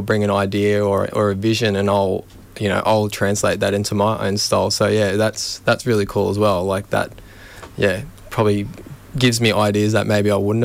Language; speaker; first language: English; native; English